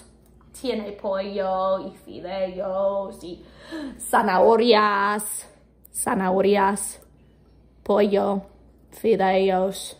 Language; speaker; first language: Spanish; non-native, fluent; English